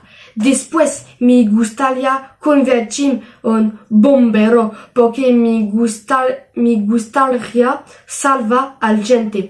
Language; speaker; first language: Spanish; non-native, learner; French